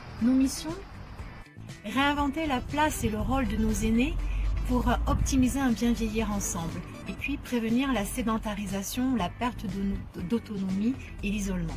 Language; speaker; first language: French; native; French